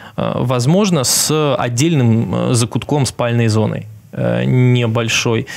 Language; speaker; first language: Russian; native; Russian